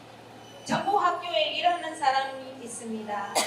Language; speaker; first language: Korean; non-native, learner; Hindi